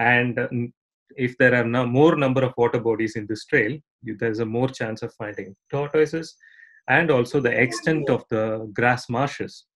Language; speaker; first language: English; non-native, local second language; Tamil